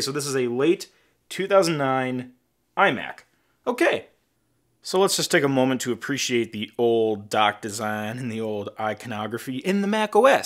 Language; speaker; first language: English; native; English